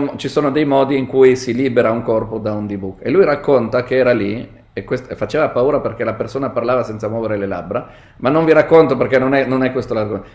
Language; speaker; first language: Italian; non-native, fluent; Hebrew